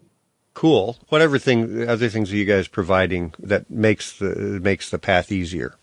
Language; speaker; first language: English; native; English